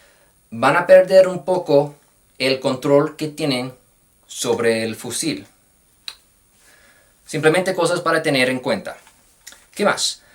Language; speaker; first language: Spanish; non-native, fluent; English